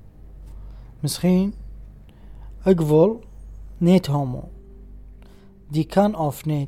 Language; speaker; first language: Dutch; non-native, learner; Arabic